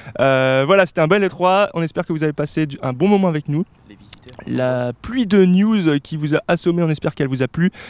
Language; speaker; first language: French; native; French